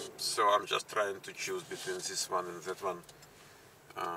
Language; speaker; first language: English; non-native, fluent; Russian